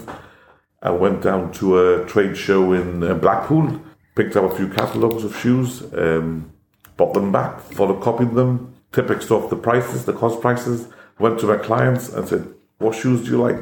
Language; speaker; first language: English; non-native, fluent; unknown